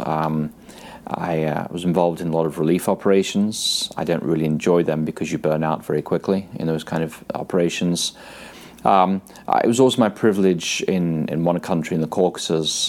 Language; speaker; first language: English; native; English